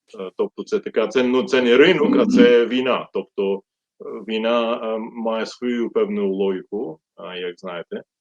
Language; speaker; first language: Ukrainian; non-native, fluent; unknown